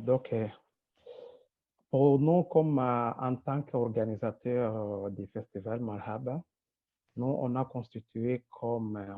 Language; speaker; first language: French; non-native, local second language; Rundi